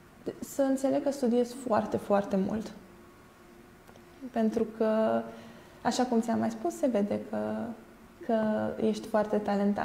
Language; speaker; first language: Romanian; native; Romanian